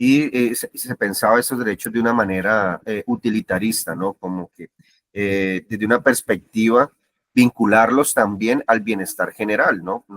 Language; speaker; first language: Spanish; native; Spanish